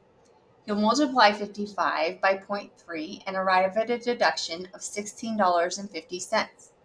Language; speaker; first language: English; native; English